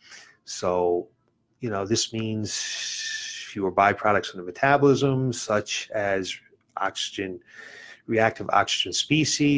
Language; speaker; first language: English; native; English